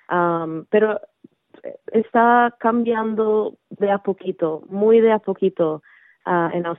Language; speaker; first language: Spanish; early bilingual, heritage; Spanish